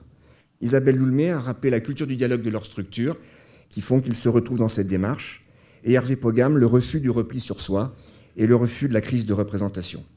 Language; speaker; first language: French; native; French